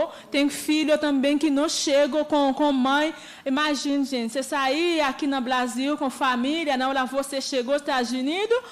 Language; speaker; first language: Portuguese; non-native, learner; Haitian Creole